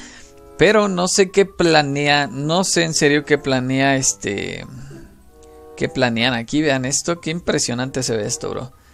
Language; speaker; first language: Spanish; native; Spanish